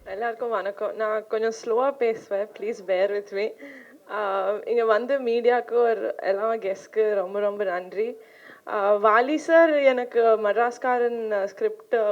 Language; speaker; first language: Tamil; non-native, learner; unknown